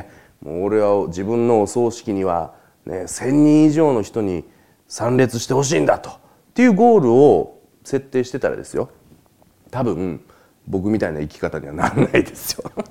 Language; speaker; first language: Japanese; native; Japanese